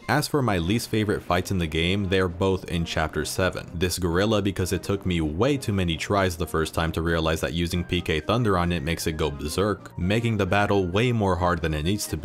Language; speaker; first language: English; native; English